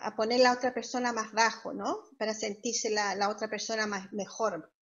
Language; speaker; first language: Spanish; native; Spanish